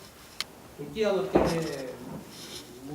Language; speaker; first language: Spanish; non-native, fluent; Greek